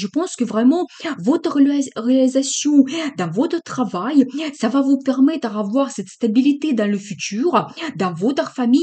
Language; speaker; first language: French; non-native, fluent; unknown